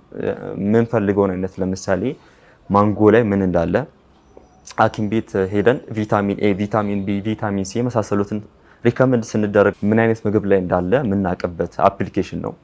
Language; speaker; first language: Amharic; non-native, local second language; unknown